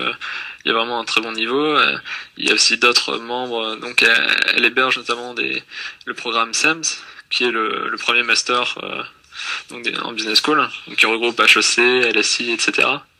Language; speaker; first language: French; native; French